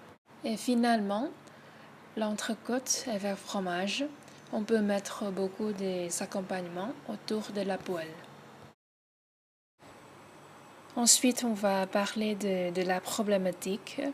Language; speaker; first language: French; non-native, learner; Thai